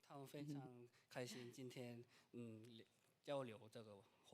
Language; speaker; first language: Chinese; non-native, learner; Korean